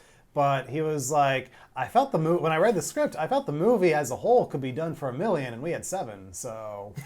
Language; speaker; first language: English; native; English